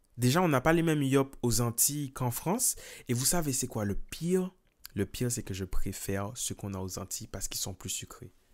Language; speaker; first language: French; native; French